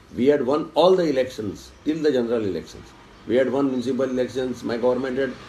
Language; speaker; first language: English; non-native, local second language; Konkani